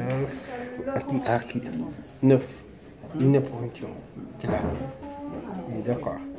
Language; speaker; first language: French; non-native, learner; Portuguese